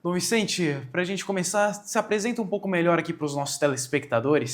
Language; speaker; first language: Portuguese; native; Portuguese